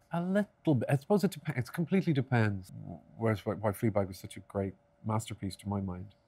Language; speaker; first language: English; native; English